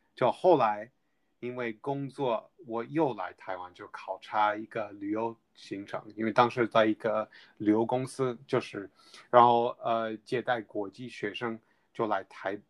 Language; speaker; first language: Chinese; non-native, fluent; English